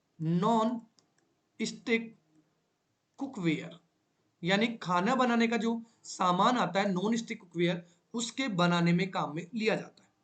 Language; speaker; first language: Hindi; native; Hindi